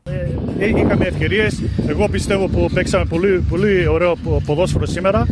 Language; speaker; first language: Greek; early bilingual, heritage; Greek